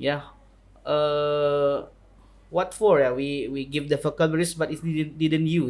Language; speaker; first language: English; non-native, local second language; Indonesian